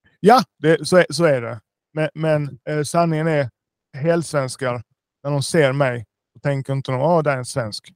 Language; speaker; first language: Swedish; early bilingual, other home language; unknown